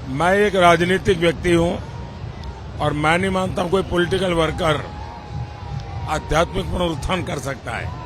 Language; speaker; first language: Hindi; non-native, local second language; Gujarati